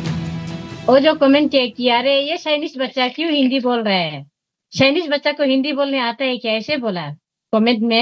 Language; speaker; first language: Hindi; non-native, local second language; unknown